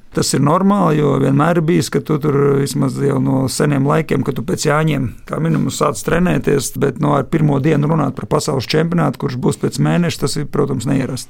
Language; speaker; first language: Latvian; native; Latvian